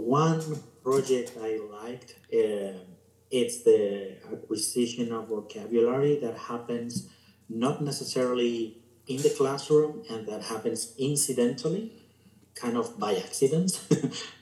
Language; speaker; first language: English; non-native, fluent; Spanish